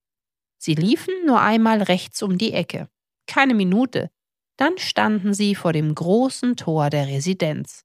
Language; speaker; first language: German; native; German